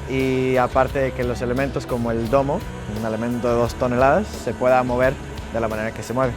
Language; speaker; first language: Spanish; native; Spanish